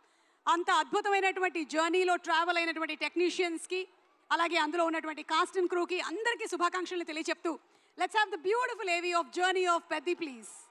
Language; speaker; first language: Telugu; native; Telugu